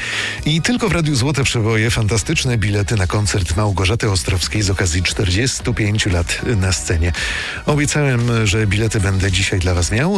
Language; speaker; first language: Polish; native; Polish